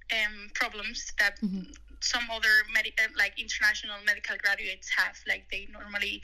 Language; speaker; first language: English; non-native, fluent; Spanish